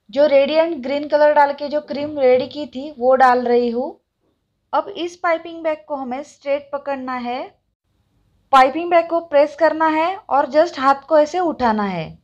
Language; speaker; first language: Hindi; non-native, local second language; Marathi